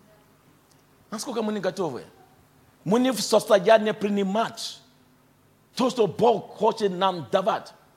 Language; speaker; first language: Russian; non-native, fluent; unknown